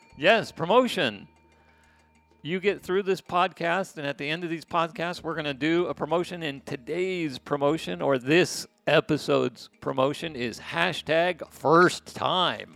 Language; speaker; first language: English; native; English